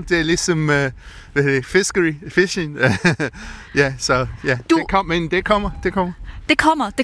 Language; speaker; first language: Danish; non-native, learner; English